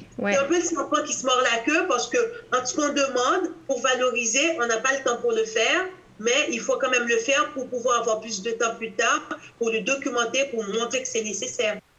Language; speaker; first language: French; native; French